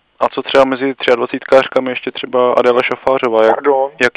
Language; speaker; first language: Czech; native; Czech